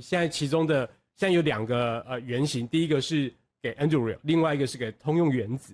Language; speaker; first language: Chinese; native; Chinese